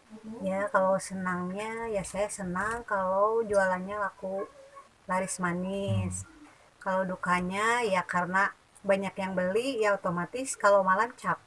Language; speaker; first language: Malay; non-native, local second language; Sundanese